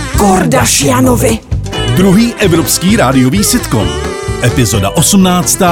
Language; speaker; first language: Czech; native; Czech